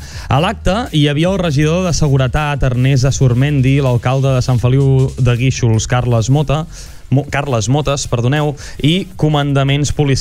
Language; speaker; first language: Catalan; native; Catalan